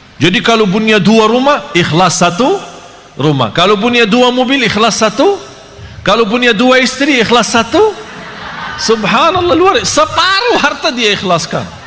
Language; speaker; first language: Malay; non-native, fluent; Arabic